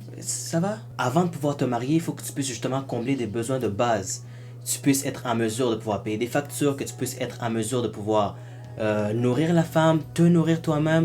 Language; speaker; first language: French; native; French